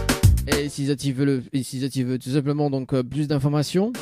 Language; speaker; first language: French; native; French